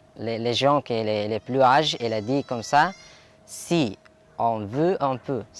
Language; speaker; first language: French; non-native, learner; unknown